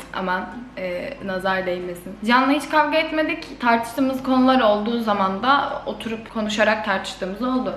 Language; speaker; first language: Turkish; native; Turkish